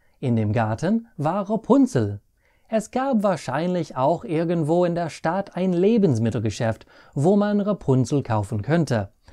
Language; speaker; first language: German; non-native, fluent; English